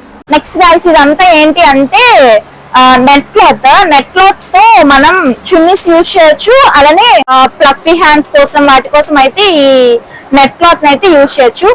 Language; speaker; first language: Telugu; native; Telugu